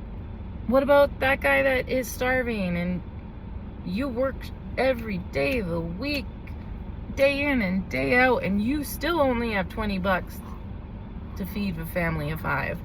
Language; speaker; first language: English; native; English